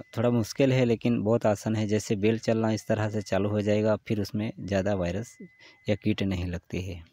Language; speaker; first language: Hindi; non-native, local second language; Gujarati